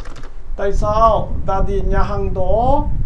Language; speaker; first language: Vietnamese; non-native, learner; Korean